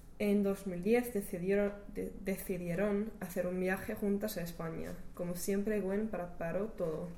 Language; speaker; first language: Spanish; non-native, learner; English